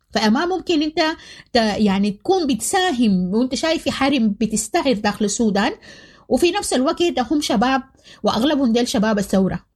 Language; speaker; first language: Arabic; native; Arabic